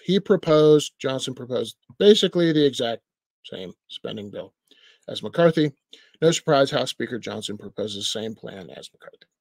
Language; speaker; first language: English; native; English